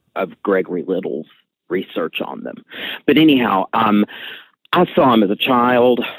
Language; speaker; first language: English; native; English